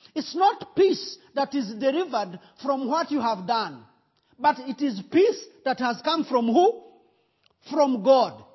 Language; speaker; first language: English; non-native, local second language; Kinyarwanda